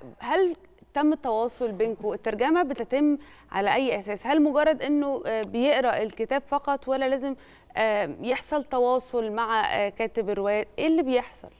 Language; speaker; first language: Arabic; native; Arabic